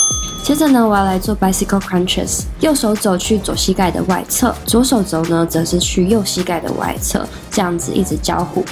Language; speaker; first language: Chinese; native; Chinese